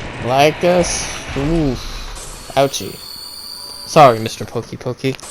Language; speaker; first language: English; native; English